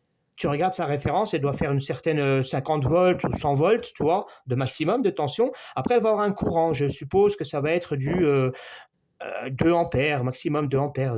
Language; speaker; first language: French; native; French